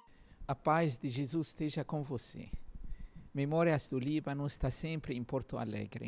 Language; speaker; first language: Portuguese; non-native, fluent; Arabic